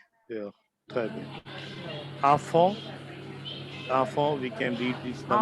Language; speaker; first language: French; non-native, fluent; Urdu